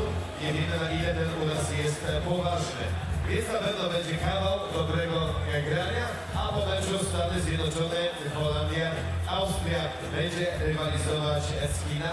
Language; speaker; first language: Polish; native; Polish